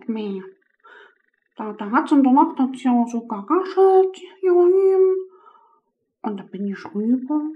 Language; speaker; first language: German; native; German